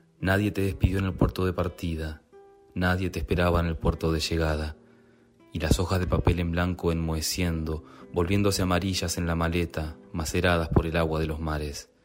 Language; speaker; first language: Spanish; native; Spanish